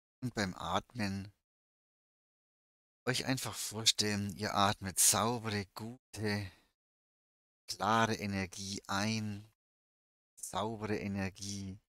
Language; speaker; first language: German; native; German